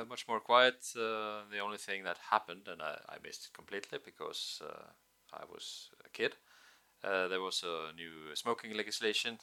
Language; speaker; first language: English; non-native, fluent; Norwegian